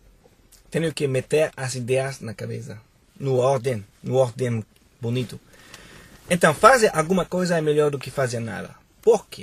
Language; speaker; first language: Portuguese; non-native, fluent; Spanish